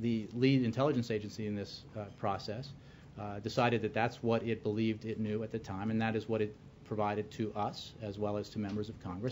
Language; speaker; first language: English; native; English